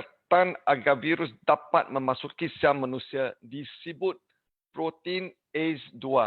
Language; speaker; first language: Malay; non-native, learner; English